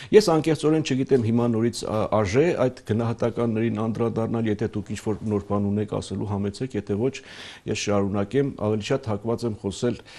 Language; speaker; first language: Armenian; native; Armenian